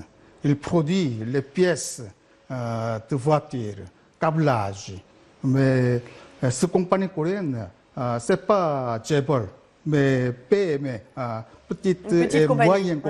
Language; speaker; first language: French; non-native, learner; Korean